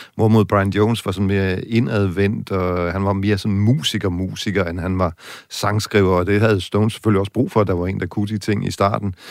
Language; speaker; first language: Danish; native; Danish